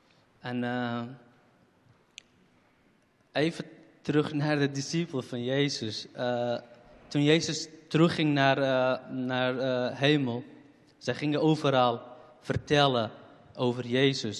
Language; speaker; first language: Dutch; non-native, fluent; Kurdish